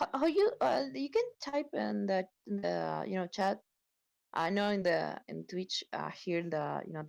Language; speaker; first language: English; non-native, learner; Spanish